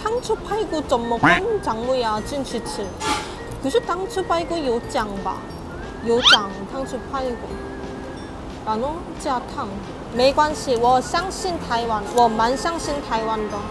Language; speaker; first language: Chinese; non-native, fluent; Korean